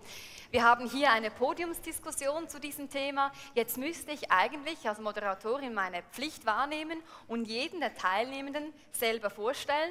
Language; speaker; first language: German; native; German